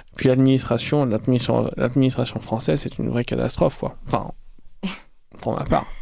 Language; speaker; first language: French; native; French